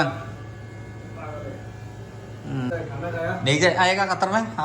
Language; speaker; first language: Hindi; non-native, local second language; Malayalam